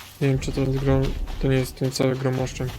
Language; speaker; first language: Polish; native; Polish